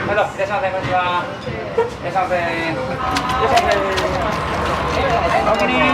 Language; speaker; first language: Japanese; native; Japanese